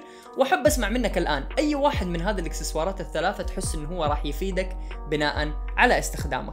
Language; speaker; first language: Arabic; native; Arabic